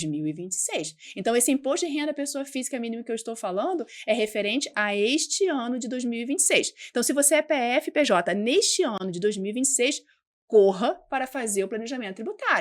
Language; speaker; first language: Portuguese; native; Portuguese